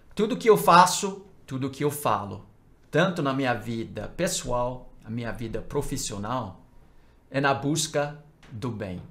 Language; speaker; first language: Portuguese; non-native, fluent; English